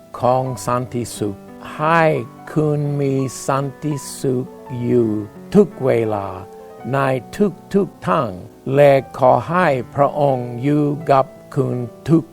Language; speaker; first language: Thai; non-native, fluent; English